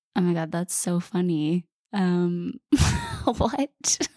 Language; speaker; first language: English; native; English